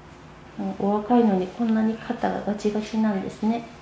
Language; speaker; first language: Japanese; native; Japanese